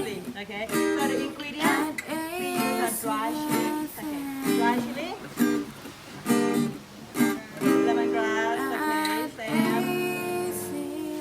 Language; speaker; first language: English; non-native, fluent; Thai